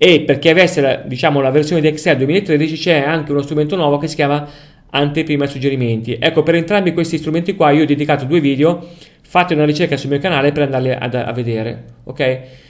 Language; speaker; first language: Italian; native; Italian